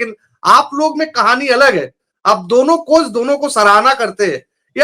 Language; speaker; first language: Hindi; non-native, local second language; Bangla